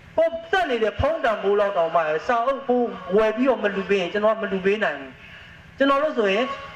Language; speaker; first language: Burmese; native; Burmese